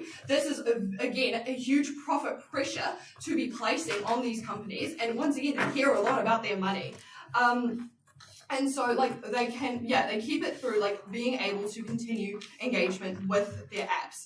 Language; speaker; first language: English; native; English